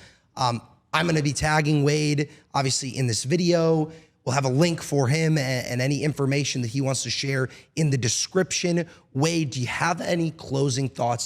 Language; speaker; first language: English; native; English